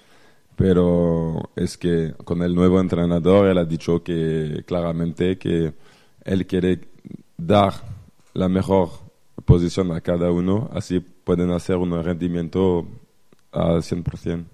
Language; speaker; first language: Spanish; non-native, fluent; French